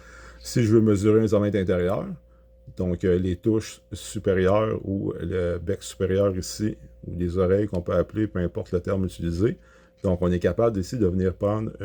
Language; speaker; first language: French; native; French